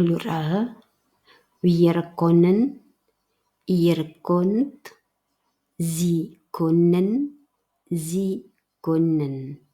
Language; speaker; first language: German; non-native, fluent; Indonesian